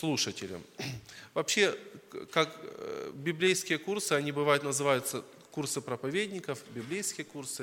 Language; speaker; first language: Russian; native; Russian